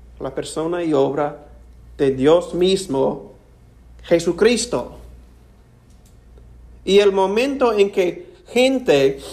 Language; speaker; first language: Spanish; non-native, fluent; English